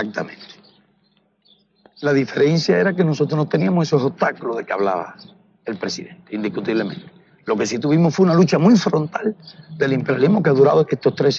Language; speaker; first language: Spanish; native; Spanish